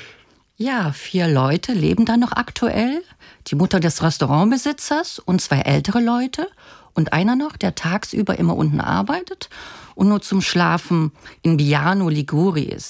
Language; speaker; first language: German; native; German